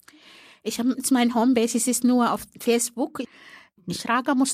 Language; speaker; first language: German; non-native, fluent; Arabic